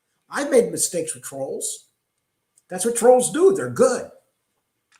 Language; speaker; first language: English; native; English